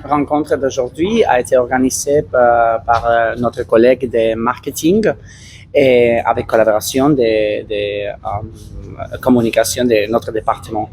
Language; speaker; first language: French; non-native, learner; Spanish